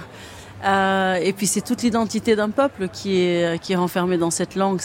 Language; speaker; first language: French; non-native, fluent; Kabuverdianu